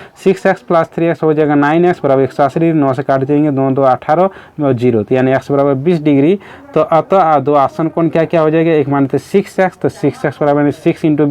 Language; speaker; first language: Hindi; native; Hindi